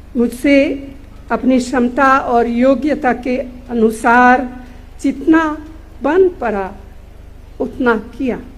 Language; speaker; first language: Hindi; non-native, fluent; Italian